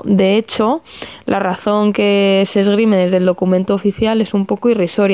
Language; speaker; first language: Spanish; native; Spanish